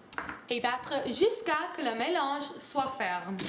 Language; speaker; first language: French; non-native, learner; English